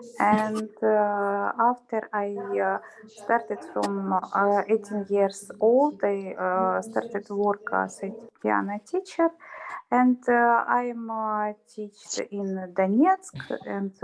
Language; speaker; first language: English; non-native, learner; Russian